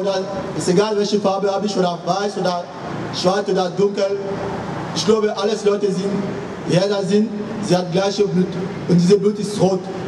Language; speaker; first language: German; non-native, learner; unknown